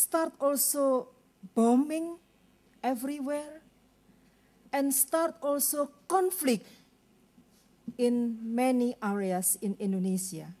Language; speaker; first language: English; non-native, learner; Indonesian